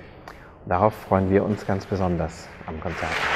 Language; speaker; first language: German; native; German